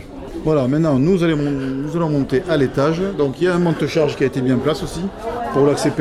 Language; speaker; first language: French; native; French